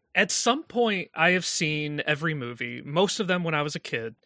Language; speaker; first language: English; native; English